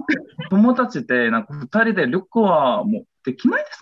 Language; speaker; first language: Japanese; non-native, learner; Korean